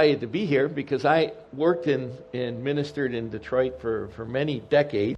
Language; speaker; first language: English; early bilingual, other home language; Spanish